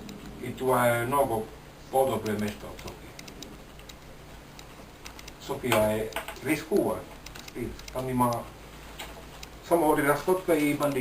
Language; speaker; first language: Bulgarian; non-native, learner; Finnish